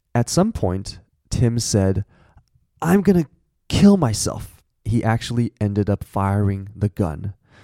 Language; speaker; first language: English; non-native, fluent; Chinese